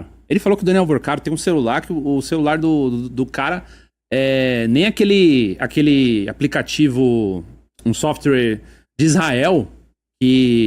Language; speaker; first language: Portuguese; native; Portuguese